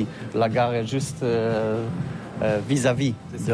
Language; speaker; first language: French; non-native, learner; Polish